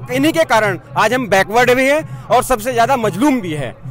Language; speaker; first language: Hindi; native; Hindi